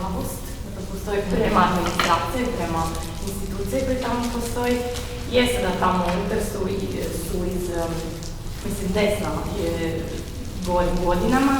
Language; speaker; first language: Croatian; non-native, fluent; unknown